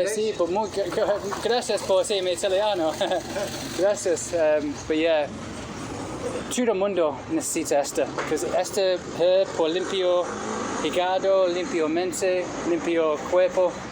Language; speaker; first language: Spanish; non-native, learner; English